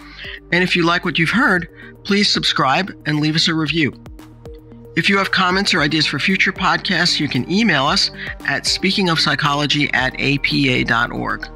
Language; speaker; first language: English; native; English